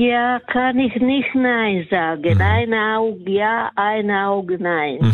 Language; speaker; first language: German; non-native, fluent; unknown